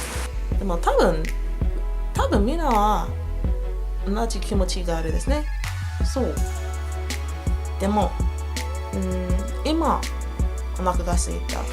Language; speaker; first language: Japanese; non-native, learner; English